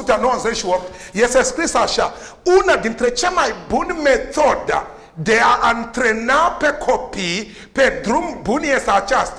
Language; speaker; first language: Romanian; non-native, learner; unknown